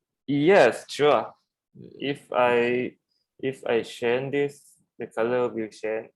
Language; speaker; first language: English; non-native, learner; Thai